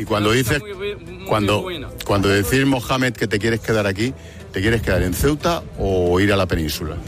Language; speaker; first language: Spanish; non-native, learner; Arabic